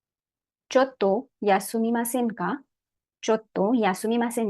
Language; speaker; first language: Japanese; non-native, learner; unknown